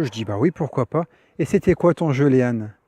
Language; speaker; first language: French; native; French